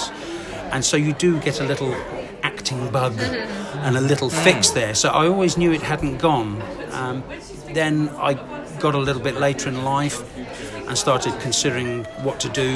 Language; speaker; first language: English; native; English